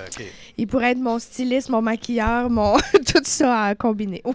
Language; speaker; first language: French; native; French